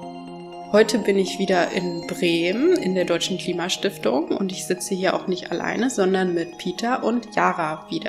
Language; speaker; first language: German; native; German